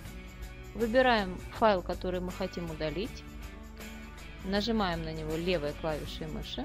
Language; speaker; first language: Russian; native; Russian